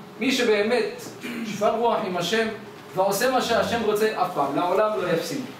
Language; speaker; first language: Hebrew; native; Hebrew